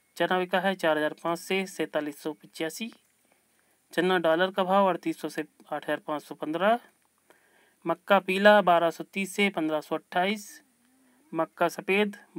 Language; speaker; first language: Hindi; native; Hindi